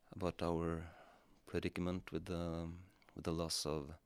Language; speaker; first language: English; non-native, fluent; Norwegian